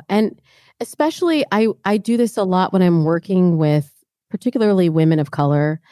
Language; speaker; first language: English; native; English